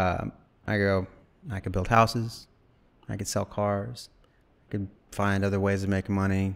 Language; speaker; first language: English; native; English